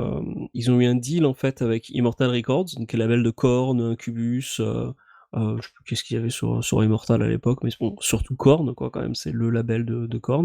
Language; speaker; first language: French; native; French